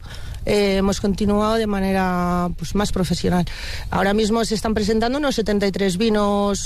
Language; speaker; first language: Spanish; native; Spanish